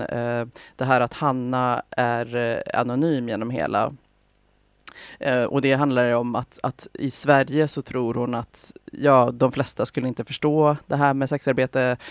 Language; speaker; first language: Swedish; native; Swedish